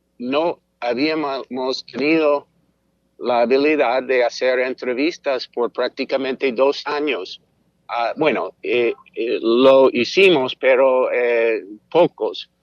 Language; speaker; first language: Spanish; non-native, fluent; English